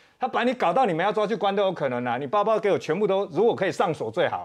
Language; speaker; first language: Chinese; native; Chinese